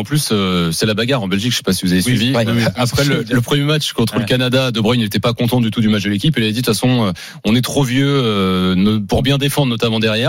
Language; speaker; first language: French; native; French